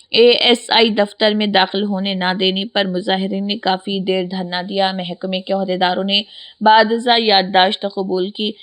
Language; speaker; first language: Urdu; native; Urdu